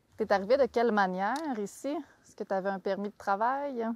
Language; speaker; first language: French; native; French